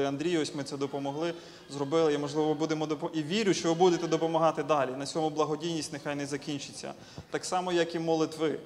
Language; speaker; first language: Ukrainian; native; Ukrainian